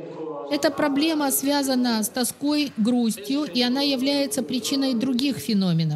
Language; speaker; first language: Russian; native; Russian